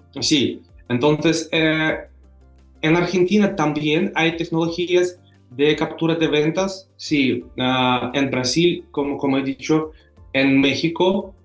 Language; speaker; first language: Spanish; non-native, learner; Russian